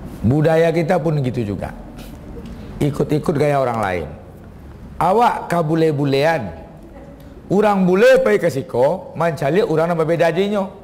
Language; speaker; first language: Malay; non-native, local second language; Minangkabau